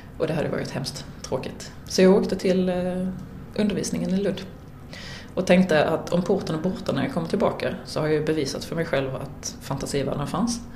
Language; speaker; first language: Swedish; native; Swedish